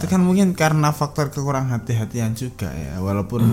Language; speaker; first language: Indonesian; native; Indonesian